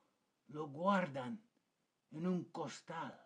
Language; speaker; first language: Spanish; non-native, fluent; English